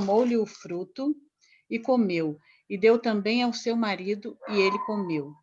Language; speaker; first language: Portuguese; native; Portuguese